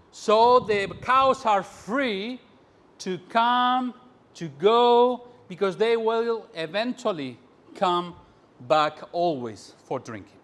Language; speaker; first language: English; non-native, fluent; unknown